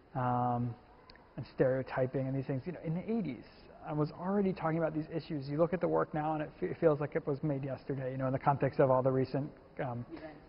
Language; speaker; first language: English; native; English